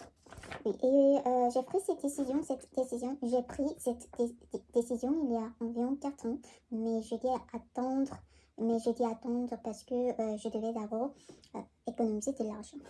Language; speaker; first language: French; non-native, learner; Korean